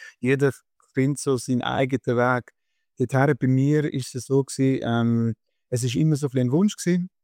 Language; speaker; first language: German; early bilingual, other home language; Croatian